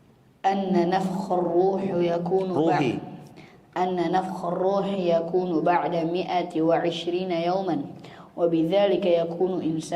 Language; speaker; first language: Arabic; non-native, learner; Indonesian